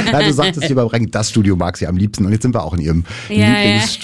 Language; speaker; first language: German; native; German